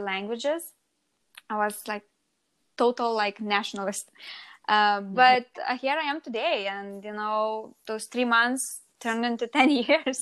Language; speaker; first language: English; non-native, fluent; Lithuanian